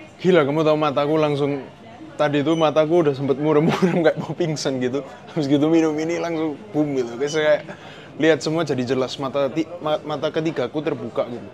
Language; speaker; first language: Indonesian; native; Indonesian